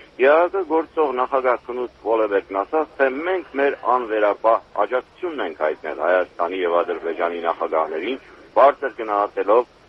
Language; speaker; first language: Armenian; native; Armenian